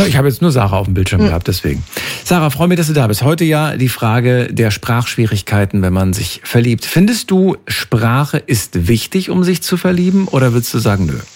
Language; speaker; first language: German; native; German